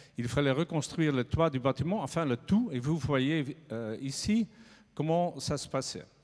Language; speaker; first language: French; non-native, fluent; Dutch